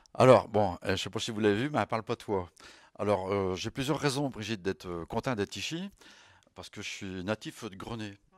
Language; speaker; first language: French; native; French